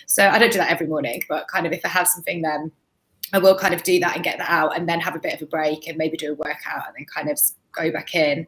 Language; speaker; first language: English; native; English